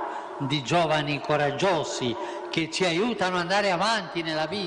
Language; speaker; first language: Italian; non-native, fluent; Spanish